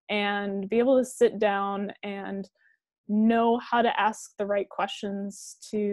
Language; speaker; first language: English; native; English